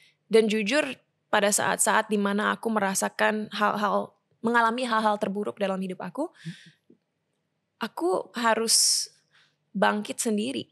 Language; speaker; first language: Indonesian; early bilingual, heritage; Indonesian